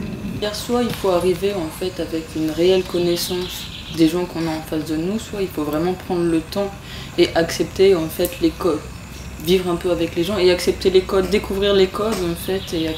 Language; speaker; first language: French; non-native, fluent; Spanish